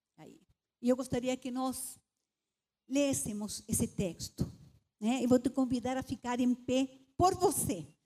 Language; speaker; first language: Portuguese; non-native, fluent; Spanish